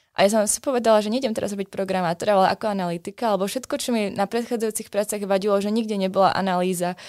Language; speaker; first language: Slovak; native; Slovak